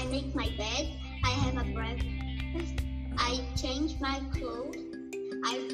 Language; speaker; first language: English; non-native, learner; Portuguese